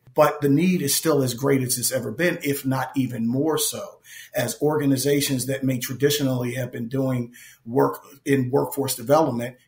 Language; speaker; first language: English; native; English